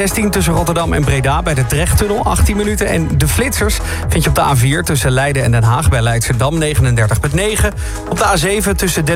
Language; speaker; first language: Dutch; native; Dutch